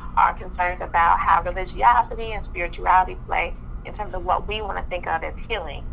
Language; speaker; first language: English; native; English